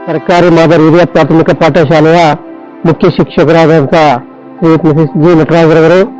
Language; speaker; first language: Kannada; native; Kannada